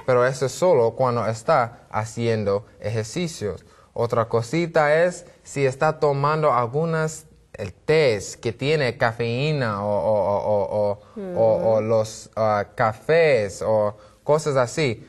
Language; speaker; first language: Spanish; non-native, learner; English